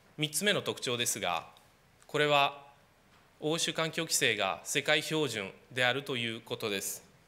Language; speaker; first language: Japanese; non-native, fluent; Romanian